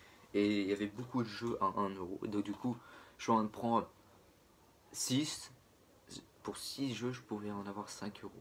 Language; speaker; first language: French; native; French